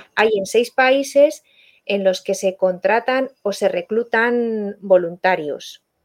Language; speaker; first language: Spanish; native; Spanish